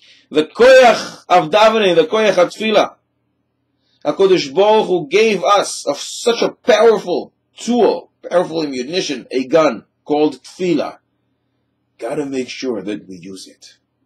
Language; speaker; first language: English; native; English